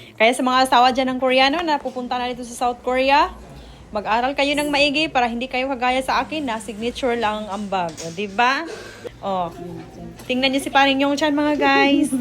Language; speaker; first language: Filipino; non-native, local second language; Cebuano